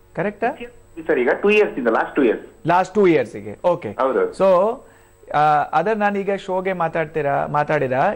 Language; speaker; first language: Kannada; non-native, learner; Hindi